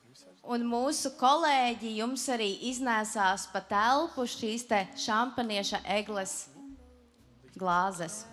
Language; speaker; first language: Latvian; native; Latvian